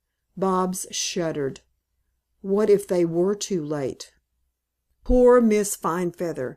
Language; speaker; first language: English; native; English